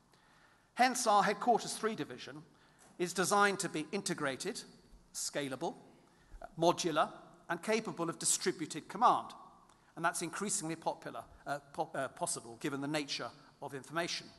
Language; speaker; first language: English; native; English